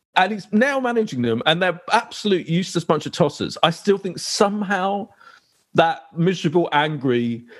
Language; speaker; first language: English; native; English